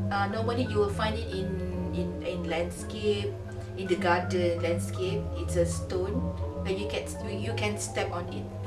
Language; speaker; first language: English; non-native, local second language; Malay